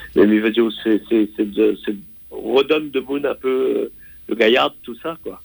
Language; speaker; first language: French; non-native, local second language; Réunion Creole French